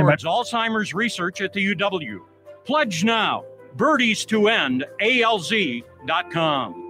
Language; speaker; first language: English; native; English